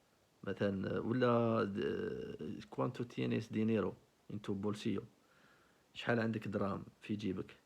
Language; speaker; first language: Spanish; non-native, learner; Arabic